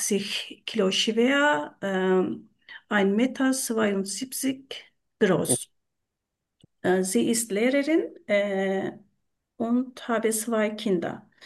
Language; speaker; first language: German; non-native, learner; Turkish